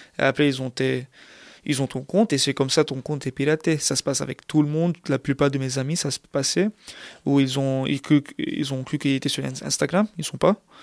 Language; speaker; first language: French; non-native, local second language; Arabic